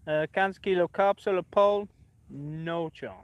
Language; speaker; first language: French; non-native, learner; English